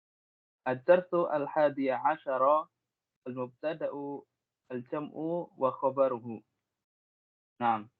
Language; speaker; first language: Arabic; non-native, fluent; Indonesian